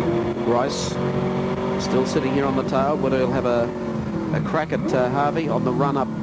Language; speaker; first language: English; native; English